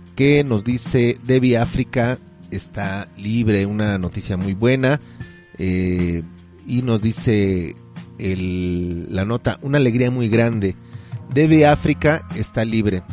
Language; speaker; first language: Spanish; native; Spanish